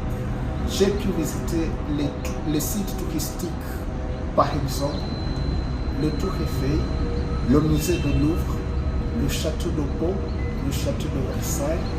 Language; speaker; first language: French; non-native, fluent; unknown